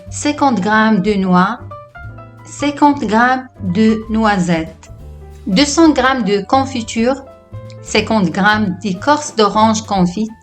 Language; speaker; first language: French; non-native, fluent; Italian